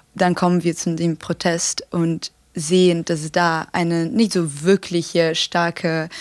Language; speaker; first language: German; non-native, fluent; Ukrainian